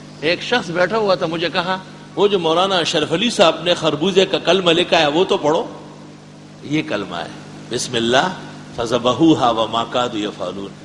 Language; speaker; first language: Urdu; non-native, local second language; Pashto